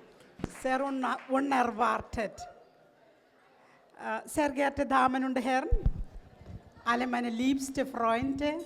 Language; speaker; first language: German; non-native, fluent; Malayalam